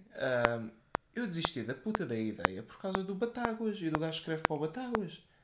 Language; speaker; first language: Portuguese; native; Portuguese